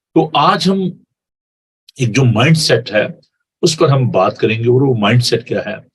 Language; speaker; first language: Urdu; non-native, local second language; Punjabi